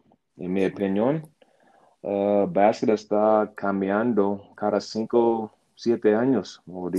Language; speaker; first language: Spanish; non-native, learner; English